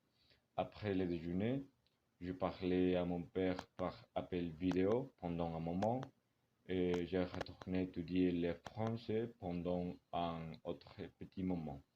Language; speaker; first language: French; non-native, learner; Spanish